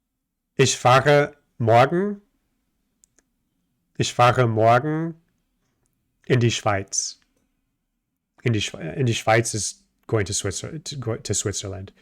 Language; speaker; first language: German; non-native, fluent; English